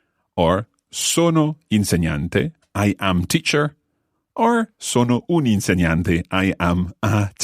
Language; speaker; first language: Italian; non-native, fluent; English